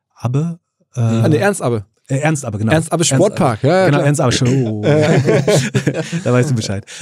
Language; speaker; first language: German; native; German